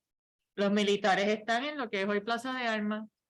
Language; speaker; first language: Spanish; native; Spanish